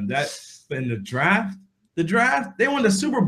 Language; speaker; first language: English; native; English